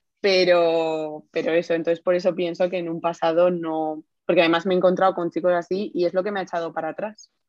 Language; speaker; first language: Spanish; native; Spanish